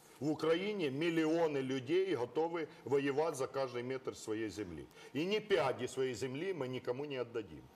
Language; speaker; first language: Russian; non-native, local second language; Ukrainian